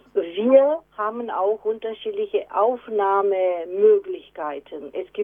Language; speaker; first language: German; non-native, fluent; Romanian